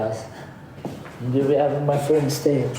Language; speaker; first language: English; non-native, learner; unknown